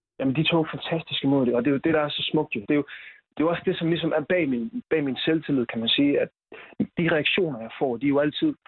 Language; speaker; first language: Danish; early bilingual, other home language; Swahili